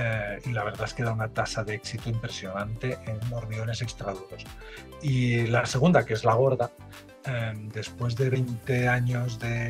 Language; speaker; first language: Spanish; native; Spanish